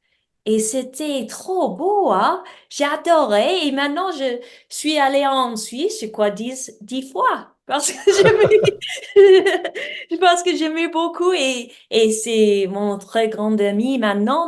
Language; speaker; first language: French; non-native, learner; English